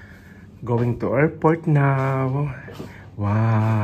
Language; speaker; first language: English; non-native, local second language; Filipino